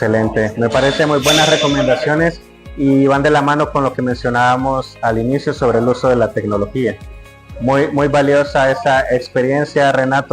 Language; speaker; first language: Spanish; native; Spanish